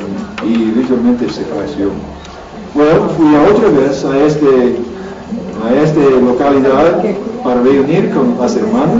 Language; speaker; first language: Spanish; non-native, learner; English